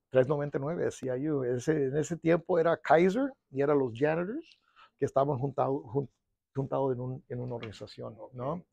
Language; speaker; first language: Spanish; early bilingual, heritage; Spanish